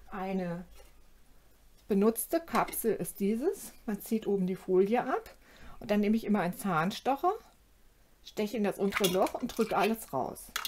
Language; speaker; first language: German; native; German